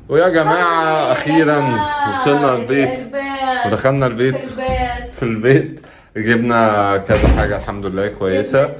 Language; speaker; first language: Arabic; native; Arabic